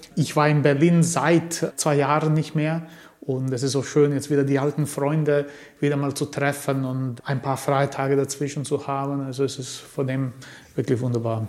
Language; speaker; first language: German; early bilingual, other home language; Croatian